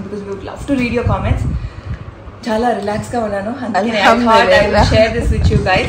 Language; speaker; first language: Telugu; native; Telugu